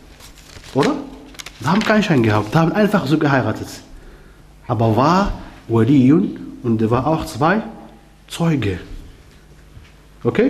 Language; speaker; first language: German; non-native, learner; Arabic